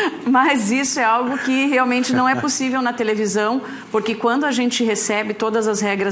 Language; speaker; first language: Portuguese; native; Portuguese